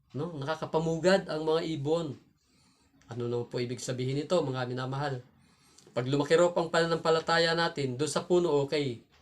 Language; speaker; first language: Filipino; non-native, local second language; Cebuano